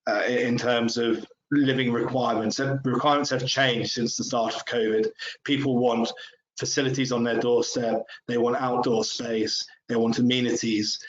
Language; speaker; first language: English; native; English